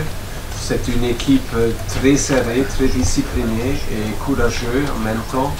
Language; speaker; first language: French; non-native, learner; German